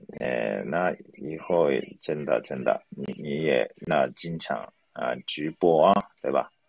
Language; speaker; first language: Chinese; non-native, fluent; Japanese